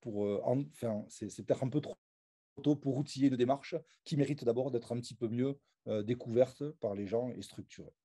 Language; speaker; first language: French; native; French